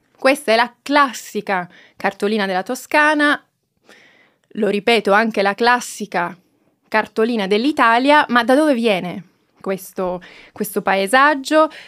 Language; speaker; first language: Italian; native; Italian